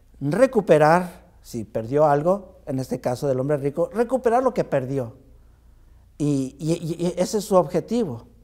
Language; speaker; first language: Spanish; native; Spanish